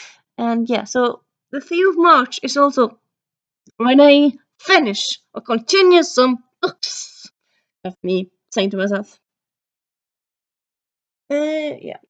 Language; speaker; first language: English; early bilingual, heritage; Norwegian